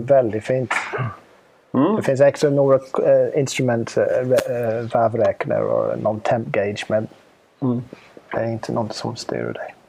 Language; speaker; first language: Swedish; non-native, fluent; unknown